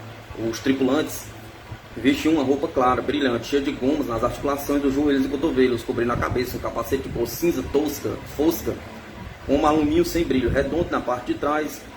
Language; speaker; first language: Portuguese; native; Portuguese